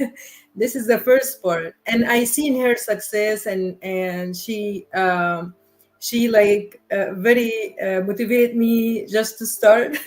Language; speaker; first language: English; non-native, learner; Arabic